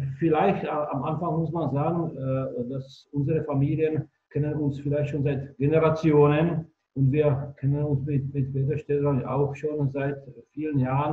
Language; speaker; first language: German; non-native, fluent; Czech